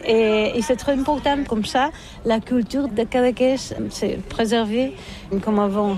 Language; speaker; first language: French; non-native, learner; Catalan